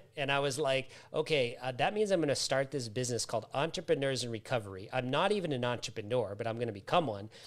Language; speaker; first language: English; native; English